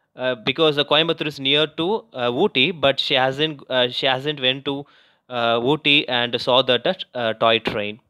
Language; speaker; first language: English; non-native, local second language; Tamil